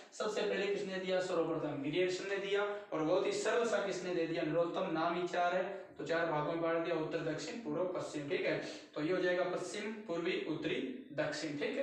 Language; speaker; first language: Hindi; native; Hindi